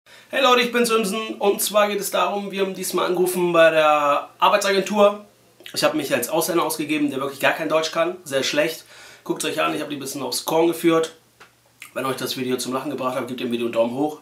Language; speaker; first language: German; native; German